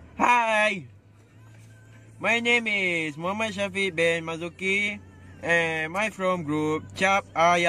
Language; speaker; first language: English; non-native, learner; Malay